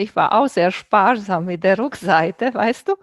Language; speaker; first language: German; non-native, fluent; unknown